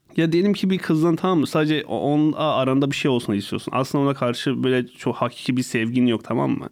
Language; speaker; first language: Turkish; non-native, local second language; Kurdish